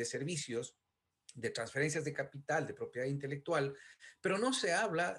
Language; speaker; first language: Spanish; native; Spanish